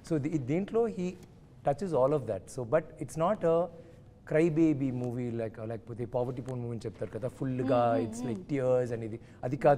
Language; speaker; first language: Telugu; non-native, learner; Tamil